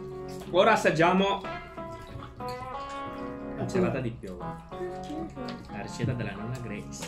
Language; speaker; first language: Italian; non-native, fluent; Indonesian